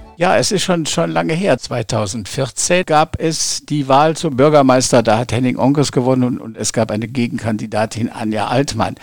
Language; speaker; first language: German; native; German